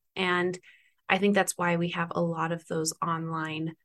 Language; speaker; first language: English; native; English